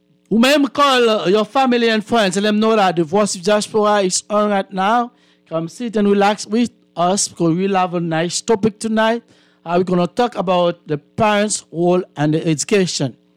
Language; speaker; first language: English; non-native, fluent; Haitian Creole